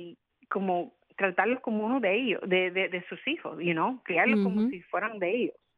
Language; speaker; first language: Spanish; early bilingual, other home language; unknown